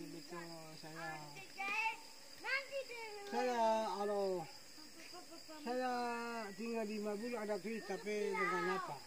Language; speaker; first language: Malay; non-native, local second language; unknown